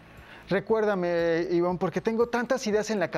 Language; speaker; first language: Spanish; native; Spanish